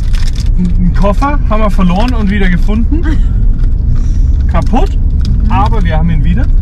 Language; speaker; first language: German; native; German